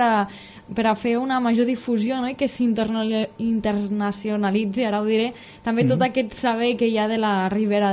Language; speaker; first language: Catalan; native; Catalan